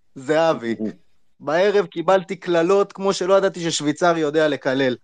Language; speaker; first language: Hebrew; early bilingual, other home language; German